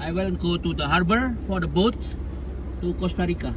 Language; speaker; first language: English; non-native, learner; Indonesian